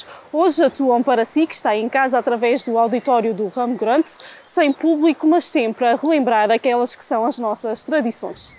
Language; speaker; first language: Portuguese; native; Portuguese